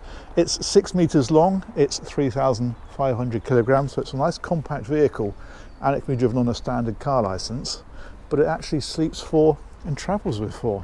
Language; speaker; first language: English; native; English